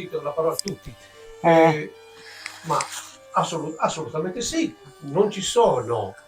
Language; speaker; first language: Italian; native; Italian